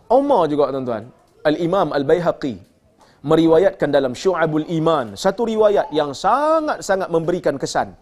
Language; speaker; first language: Malay; native; Malay